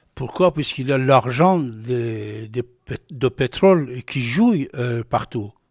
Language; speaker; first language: French; non-native, fluent; Persian